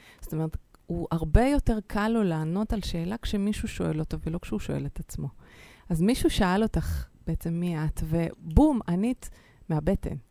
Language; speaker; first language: Hebrew; native; Hebrew